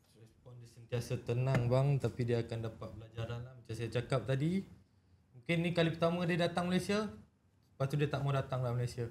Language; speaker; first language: Malay; native; Malay